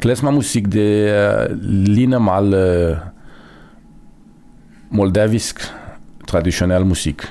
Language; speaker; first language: Danish; non-native, fluent; Romanian